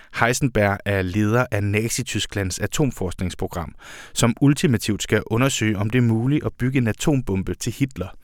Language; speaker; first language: Danish; native; Danish